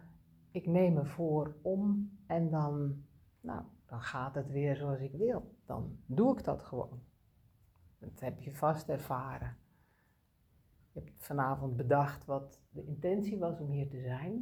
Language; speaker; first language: Dutch; native; Dutch